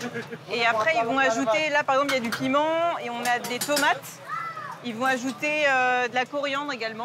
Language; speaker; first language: French; native; French